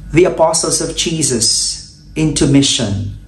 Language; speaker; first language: English; non-native, local second language; Filipino